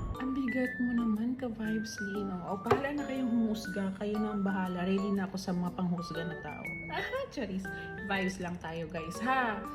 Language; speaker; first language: Filipino; non-native, local second language; Cebuano